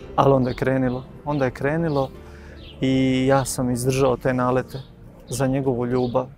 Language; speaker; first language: Croatian; native; Croatian